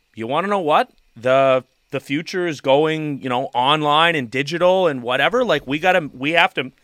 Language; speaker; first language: English; native; English